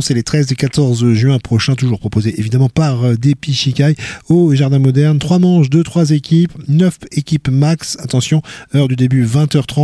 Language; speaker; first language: French; native; French